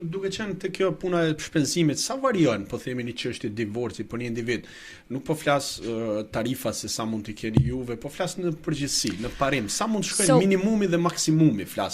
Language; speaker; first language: Albanian; native; Albanian